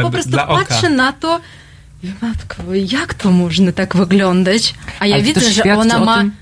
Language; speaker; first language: Polish; non-native, learner; Russian